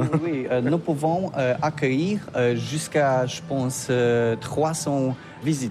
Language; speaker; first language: French; non-native, learner; Polish